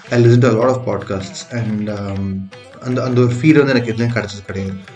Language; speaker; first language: Tamil; early bilingual, other home language; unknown